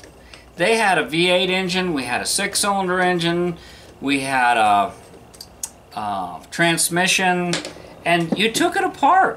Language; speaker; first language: English; native; English